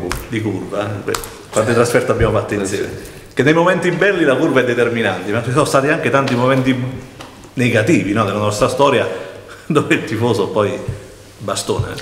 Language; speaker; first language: Italian; native; Italian